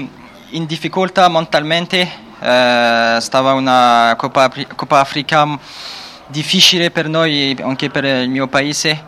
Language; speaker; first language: Italian; non-native, learner; French